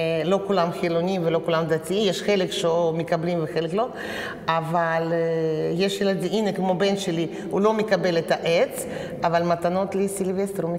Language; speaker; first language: Hebrew; non-native, fluent; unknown